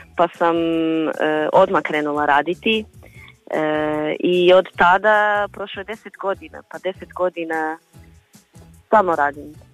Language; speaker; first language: Croatian; non-native, learner; Portuguese